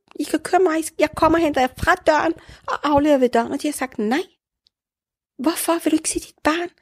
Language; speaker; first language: Danish; early bilingual, other home language; Arabic